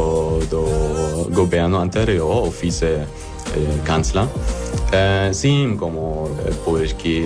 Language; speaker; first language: Portuguese; non-native, learner; German